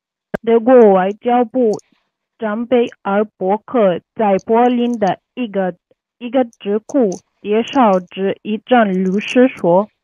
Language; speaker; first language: Chinese; non-native, learner; Arabic